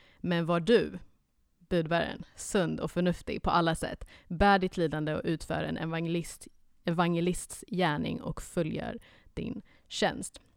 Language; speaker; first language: Swedish; early bilingual, other home language; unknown